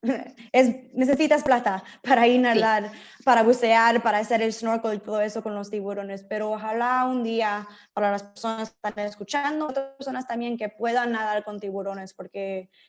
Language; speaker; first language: Spanish; early bilingual, heritage; Spanish